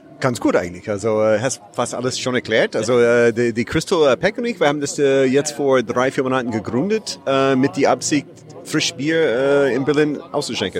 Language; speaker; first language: German; non-native, fluent; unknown